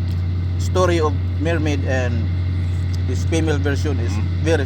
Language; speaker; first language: English; non-native, learner; Filipino